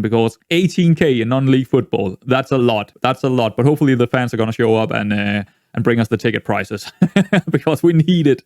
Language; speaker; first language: English; non-native, fluent; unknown